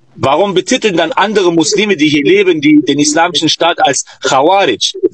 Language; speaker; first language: German; native; German